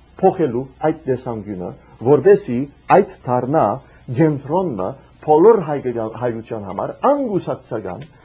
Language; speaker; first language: Armenian; early bilingual, heritage; Armenian